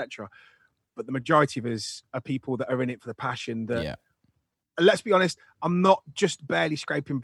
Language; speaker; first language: English; native; English